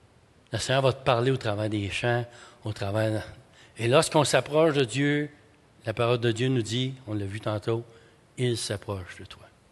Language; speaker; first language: French; native; French